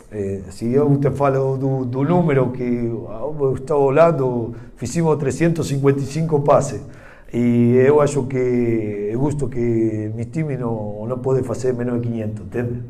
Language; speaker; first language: Portuguese; non-native, learner; Spanish